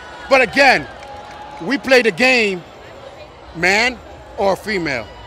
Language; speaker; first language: English; early bilingual, other home language; Spanish